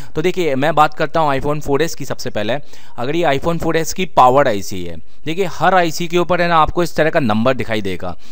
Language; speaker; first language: Hindi; native; Hindi